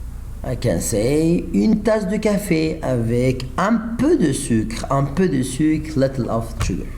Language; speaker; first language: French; non-native, fluent; Arabic